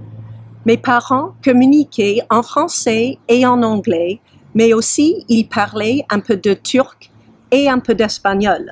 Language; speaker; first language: French; early bilingual, heritage; French